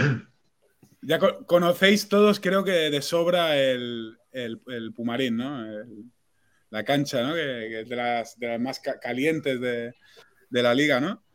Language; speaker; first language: Spanish; non-native, local second language; Catalan